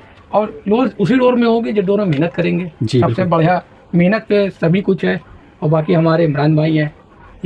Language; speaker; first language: Hindi; native; Hindi